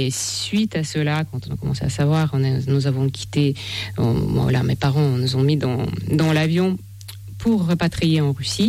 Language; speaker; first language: French; non-native, fluent; Russian